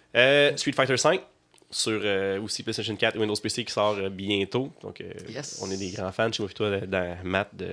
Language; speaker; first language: French; native; French